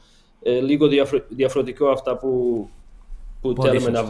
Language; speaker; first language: Greek; non-native, learner; Portuguese